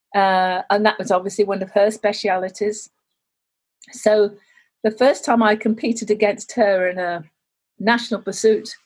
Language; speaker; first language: English; native; English